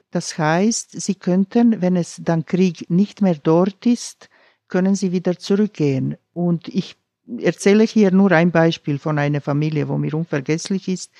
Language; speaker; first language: German; non-native, fluent; Croatian